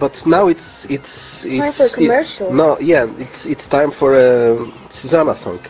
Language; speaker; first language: English; non-native, learner; Polish